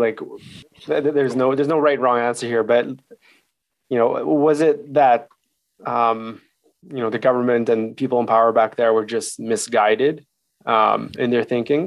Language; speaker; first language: English; native; English